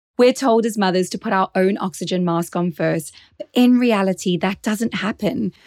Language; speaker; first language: English; native; English